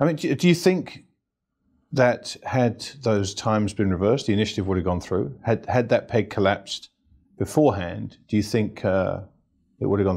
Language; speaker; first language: English; native; English